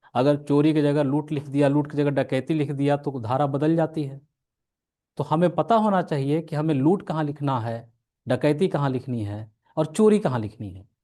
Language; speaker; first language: Hindi; native; Hindi